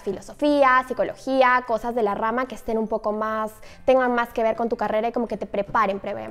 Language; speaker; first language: Spanish; native; Spanish